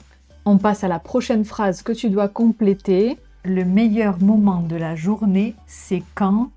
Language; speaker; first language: French; native; French